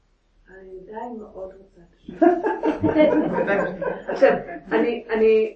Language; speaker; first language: Hebrew; non-native, learner; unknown